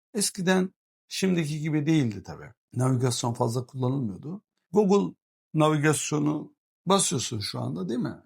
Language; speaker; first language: Turkish; early bilingual, heritage; Turkish